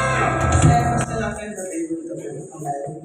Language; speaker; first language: Indonesian; native; Indonesian